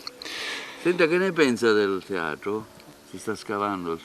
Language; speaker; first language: Italian; native; Italian